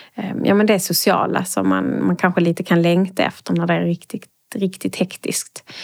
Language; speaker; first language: Swedish; native; Swedish